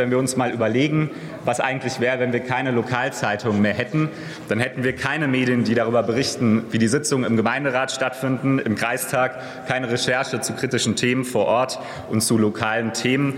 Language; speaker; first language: German; native; German